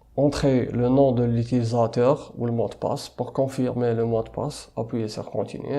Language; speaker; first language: French; non-native, local second language; Arabic